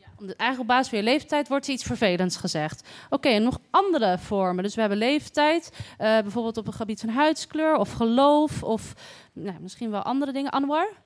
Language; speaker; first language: Dutch; native; Dutch